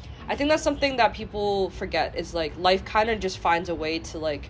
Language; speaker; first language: English; non-native, local second language; Cantonese